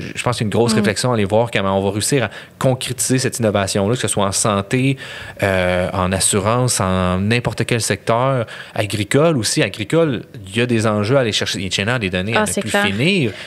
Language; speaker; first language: French; native; French